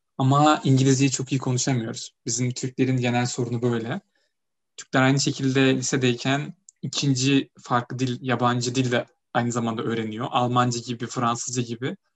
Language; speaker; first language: Turkish; native; Turkish